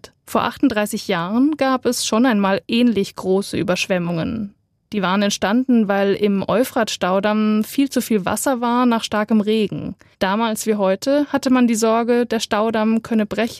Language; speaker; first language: German; native; German